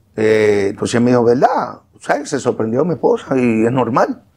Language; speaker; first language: Spanish; native; Spanish